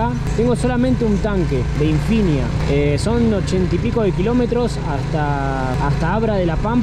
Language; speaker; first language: Spanish; native; Spanish